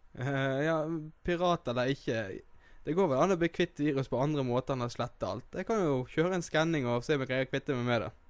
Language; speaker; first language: Norwegian; native; Norwegian